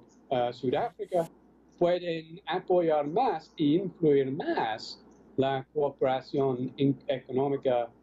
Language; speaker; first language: Spanish; non-native, fluent; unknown